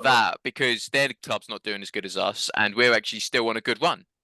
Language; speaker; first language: English; native; English